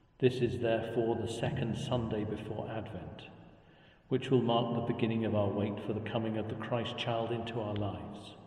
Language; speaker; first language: English; native; English